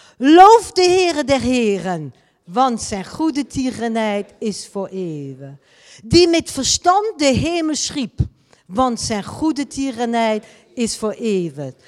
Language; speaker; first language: Dutch; non-native, fluent; French